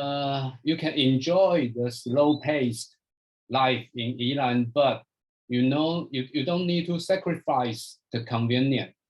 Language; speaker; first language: English; non-native, fluent; Chinese